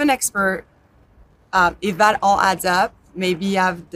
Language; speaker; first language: English; non-native, fluent; French